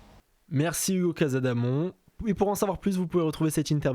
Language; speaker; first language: French; native; French